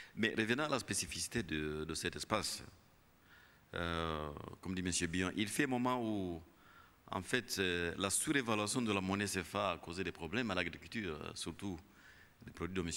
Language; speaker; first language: French; non-native, local second language; Kinyarwanda